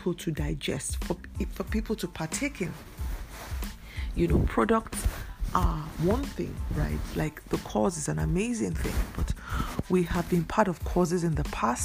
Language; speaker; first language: English; non-native, local second language; Yoruba